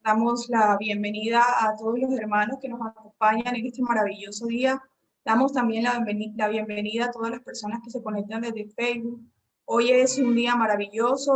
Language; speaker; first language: Spanish; native; Spanish